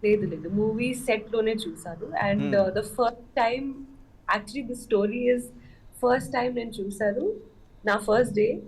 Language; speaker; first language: Telugu; non-native, learner; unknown